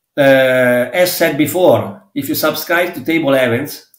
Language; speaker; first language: English; non-native, fluent; Italian